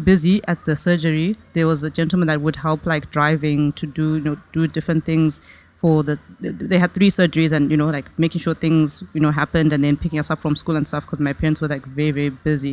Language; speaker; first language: English; native; English